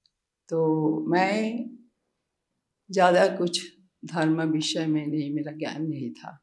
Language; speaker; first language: Hindi; non-native, local second language; Bangla